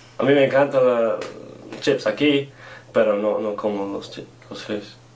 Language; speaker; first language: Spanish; non-native, learner; English